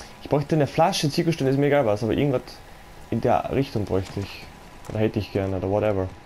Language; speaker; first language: German; native; German